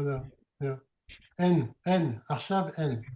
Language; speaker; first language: Hebrew; non-native, learner; French